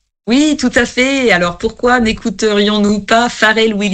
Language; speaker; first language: French; native; French